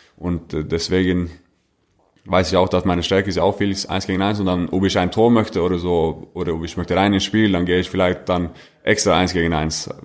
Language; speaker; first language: German; non-native, fluent; Norwegian